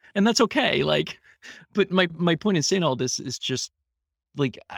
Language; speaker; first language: English; native; English